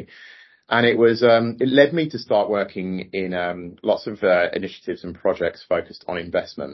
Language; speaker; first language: English; native; English